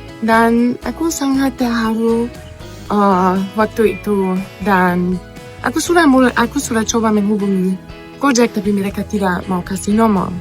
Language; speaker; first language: Indonesian; non-native, fluent; German